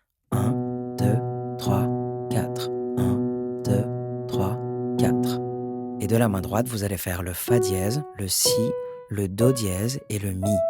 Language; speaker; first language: French; native; French